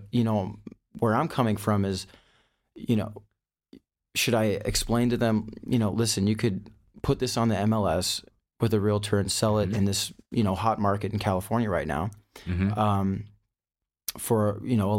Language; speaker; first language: English; native; English